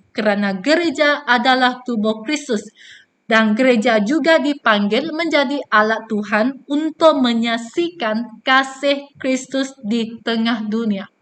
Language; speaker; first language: Malay; non-native, local second language; Chinese